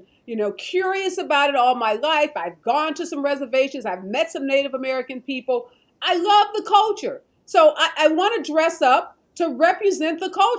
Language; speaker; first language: English; native; English